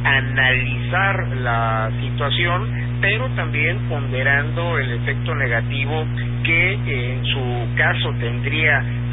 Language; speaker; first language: Spanish; native; Spanish